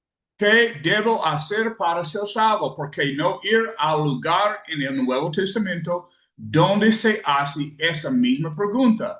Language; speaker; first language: Spanish; non-native, learner; English